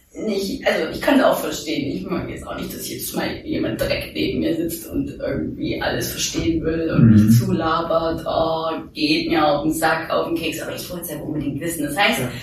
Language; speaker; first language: German; native; German